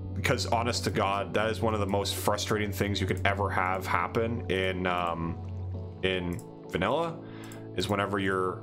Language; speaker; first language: English; native; English